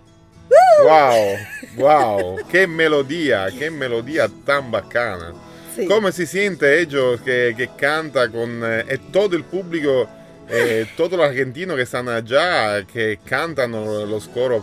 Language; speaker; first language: Spanish; non-native, learner; Italian